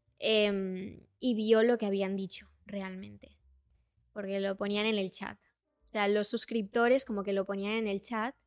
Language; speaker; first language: Spanish; early bilingual, other home language; Portuguese